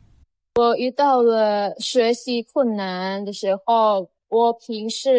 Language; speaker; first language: Chinese; non-native, learner; Indonesian